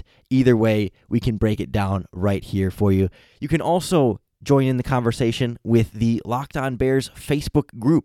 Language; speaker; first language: English; native; English